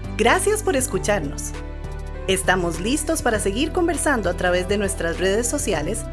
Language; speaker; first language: Spanish; native; Spanish